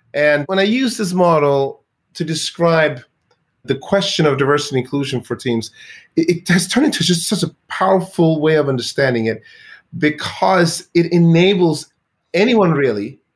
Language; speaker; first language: English; early bilingual, other home language; Swedish